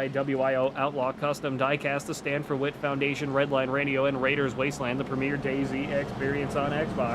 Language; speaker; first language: English; native; English